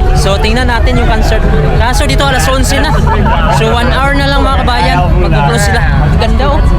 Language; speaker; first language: Filipino; native; Filipino